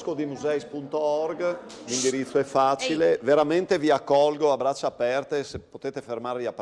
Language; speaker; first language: Italian; native; Italian